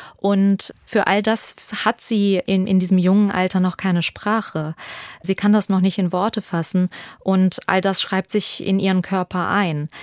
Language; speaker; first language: German; early bilingual, other home language; Albanian